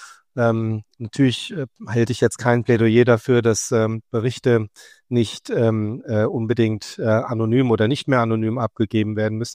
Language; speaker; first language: German; native; German